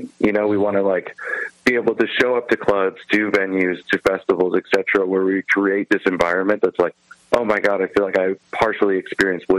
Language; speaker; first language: English; native; English